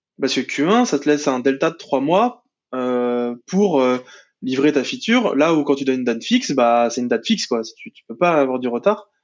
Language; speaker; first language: French; native; French